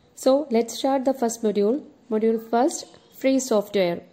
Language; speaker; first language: English; non-native, local second language; Malayalam